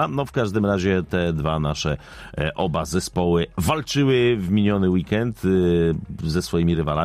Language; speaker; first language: Polish; native; Polish